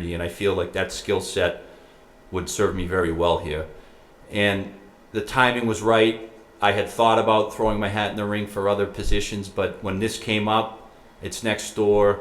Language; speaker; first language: English; native; English